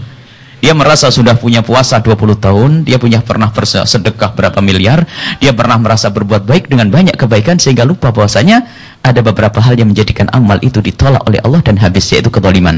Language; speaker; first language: Indonesian; native; Indonesian